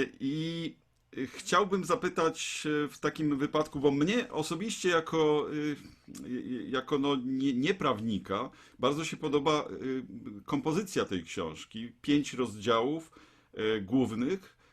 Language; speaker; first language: Polish; native; Polish